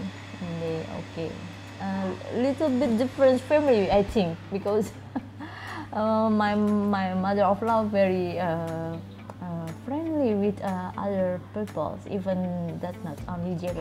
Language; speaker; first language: English; non-native, learner; Indonesian